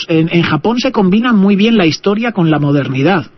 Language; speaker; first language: Spanish; native; Spanish